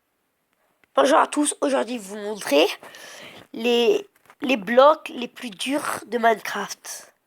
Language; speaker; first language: French; early bilingual, other home language; Arabic